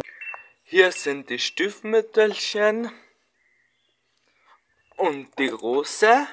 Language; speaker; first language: German; non-native, learner; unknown